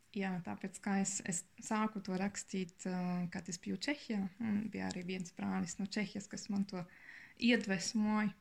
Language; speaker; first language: Latvian; non-native, learner; German